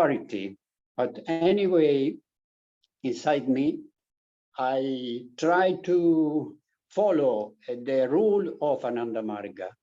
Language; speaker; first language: English; non-native, learner; Italian